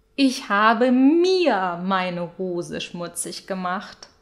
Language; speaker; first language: German; non-native, fluent; Russian